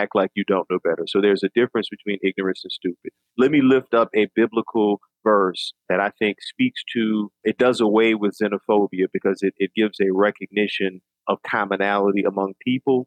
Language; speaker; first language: English; native; English